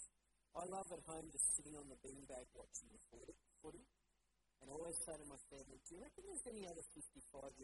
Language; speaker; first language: English; native; English